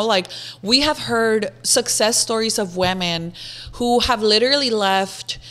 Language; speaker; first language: English; non-native, fluent; Spanish